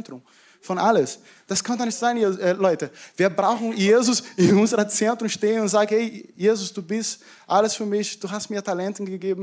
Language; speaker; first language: German; non-native, fluent; Portuguese